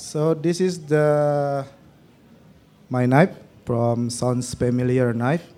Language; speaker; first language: English; non-native, learner; Indonesian